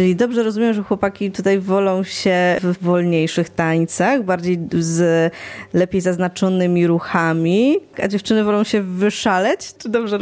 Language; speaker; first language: Polish; native; Polish